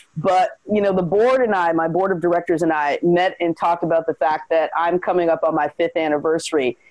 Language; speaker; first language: English; native; English